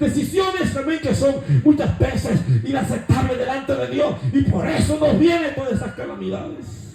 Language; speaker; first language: Spanish; native; Spanish